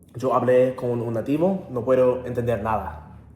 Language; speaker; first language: Spanish; non-native, learner; English